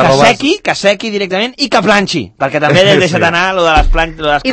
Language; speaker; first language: Catalan; native; Catalan